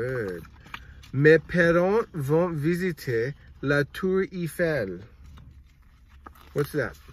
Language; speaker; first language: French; non-native, learner; English